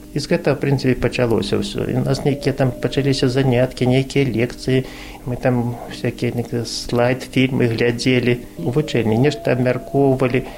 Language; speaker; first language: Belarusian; non-native, local second language; Russian